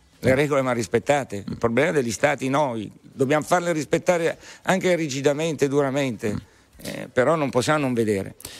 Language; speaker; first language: Italian; native; Italian